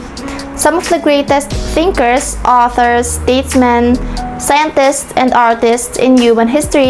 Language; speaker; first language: English; non-native, local second language; Filipino